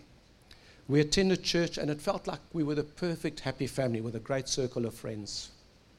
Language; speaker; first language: English; native; English